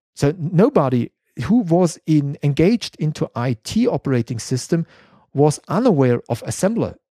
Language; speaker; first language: English; non-native, fluent; German